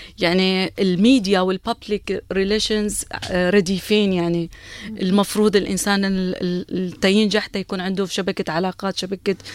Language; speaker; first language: Arabic; non-native, local second language; Kurdish